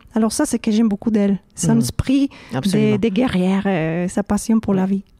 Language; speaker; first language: French; non-native, learner; Spanish